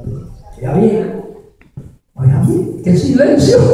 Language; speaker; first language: Spanish; native; Spanish